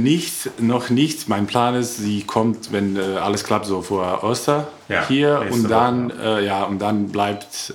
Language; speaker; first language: German; non-native, learner; Croatian